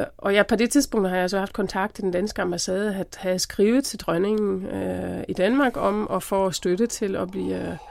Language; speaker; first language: Danish; non-native, fluent; German